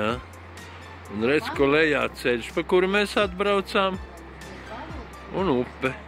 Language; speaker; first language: Latvian; native; Latvian